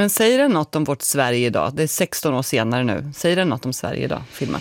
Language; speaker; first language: Swedish; native; Swedish